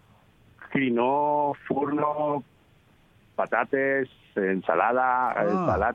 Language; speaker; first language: Greek; early bilingual, heritage; Spanish